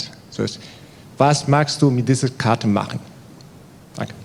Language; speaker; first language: German; non-native, fluent; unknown